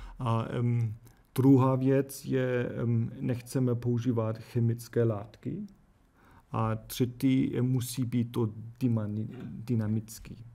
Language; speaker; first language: Czech; non-native, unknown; German